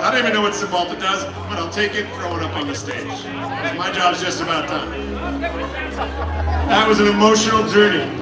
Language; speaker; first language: English; native; English